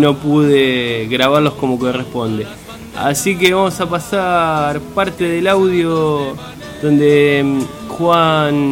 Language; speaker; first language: Spanish; native; Spanish